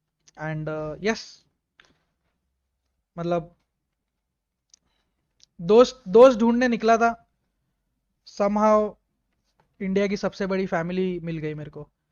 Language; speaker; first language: Hindi; native; Hindi